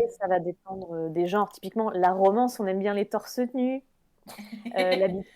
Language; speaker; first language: French; native; French